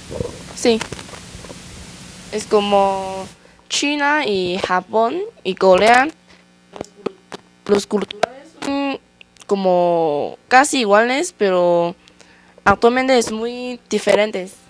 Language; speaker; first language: Spanish; non-native, learner; Chinese